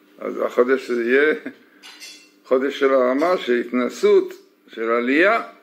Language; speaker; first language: Hebrew; native; Hebrew